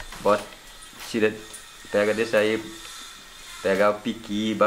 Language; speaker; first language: Portuguese; non-native, local second language; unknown